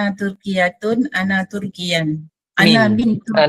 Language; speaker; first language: Arabic; non-native, learner; Malay